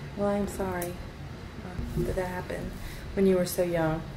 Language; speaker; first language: English; native; English